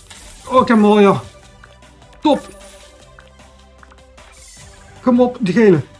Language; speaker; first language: Dutch; native; Dutch